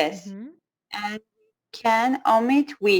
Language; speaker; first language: English; non-native, learner; Persian